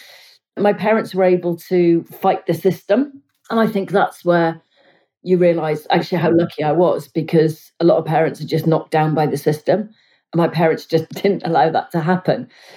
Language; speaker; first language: English; native; English